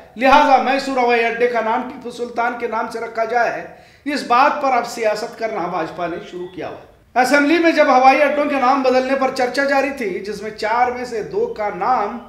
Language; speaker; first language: Hindi; non-native, local second language; Urdu